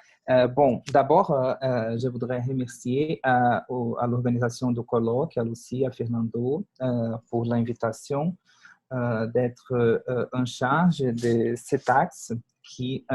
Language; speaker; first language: French; non-native, fluent; Portuguese